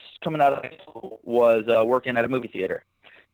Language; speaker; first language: English; native; English